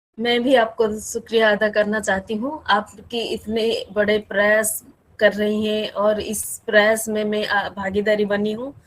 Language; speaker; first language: Hindi; non-native, local second language; Odia